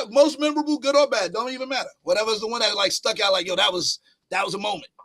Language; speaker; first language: English; native; English